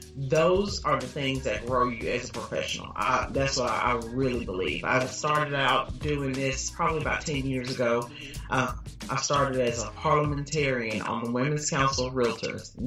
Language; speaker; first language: English; native; English